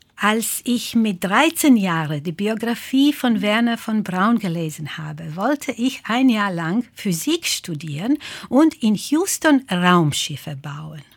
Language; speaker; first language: German; non-native, fluent; Croatian